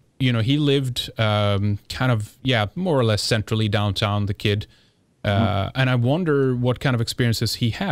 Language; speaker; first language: English; non-native, fluent; Swedish